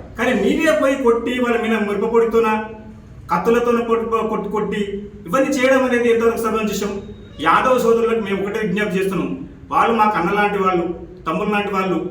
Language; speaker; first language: Telugu; non-native, local second language; Lambadi